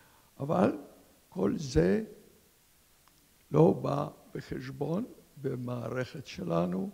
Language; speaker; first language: Hebrew; non-native, fluent; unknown